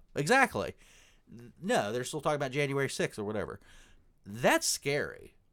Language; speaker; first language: English; native; English